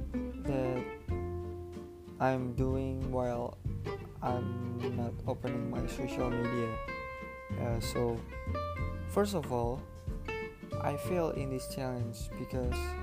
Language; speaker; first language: English; non-native, learner; Indonesian